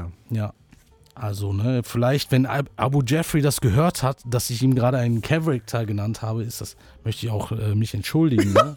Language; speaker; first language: German; native; German